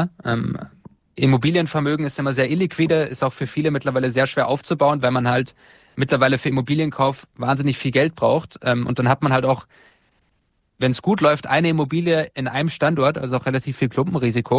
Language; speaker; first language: German; native; German